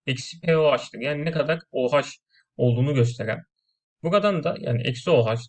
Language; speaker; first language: Turkish; native; Turkish